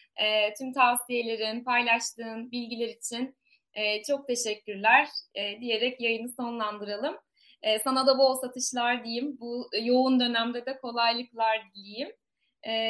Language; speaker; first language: Turkish; native; Turkish